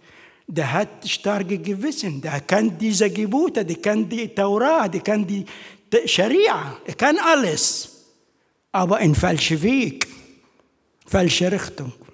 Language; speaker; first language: German; non-native, fluent; Arabic